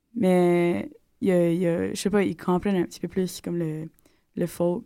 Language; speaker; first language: French; native; French